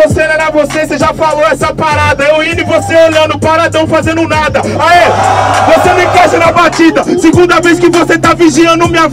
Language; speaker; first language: Portuguese; native; Portuguese